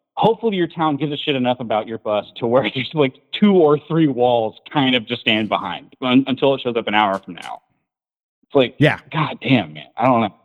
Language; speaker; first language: English; native; English